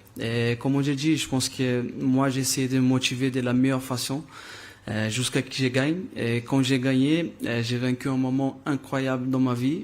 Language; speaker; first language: French; non-native, fluent; Portuguese